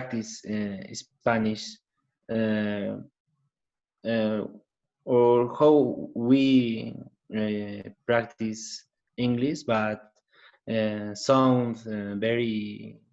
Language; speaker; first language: English; non-native, learner; Spanish